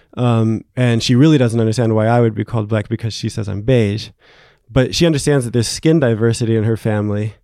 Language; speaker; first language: English; native; English